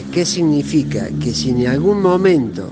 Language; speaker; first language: Spanish; native; Spanish